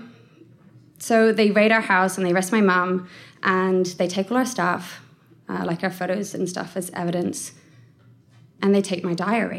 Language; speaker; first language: English; native; English